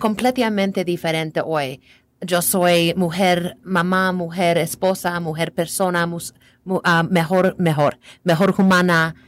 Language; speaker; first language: Spanish; non-native, learner; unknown